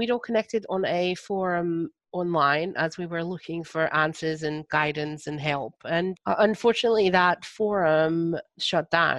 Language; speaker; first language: English; native; English